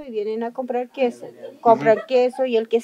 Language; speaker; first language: Spanish; native; Spanish